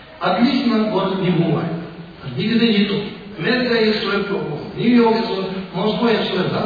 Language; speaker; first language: Russian; non-native, learner; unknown